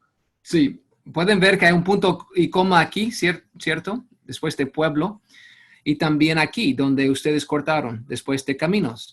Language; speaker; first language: Spanish; non-native, fluent; English